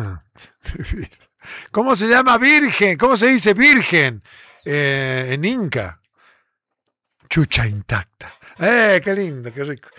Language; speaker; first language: Spanish; native; Spanish